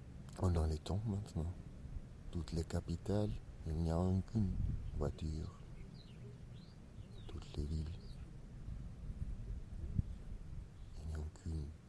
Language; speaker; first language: French; non-native, learner; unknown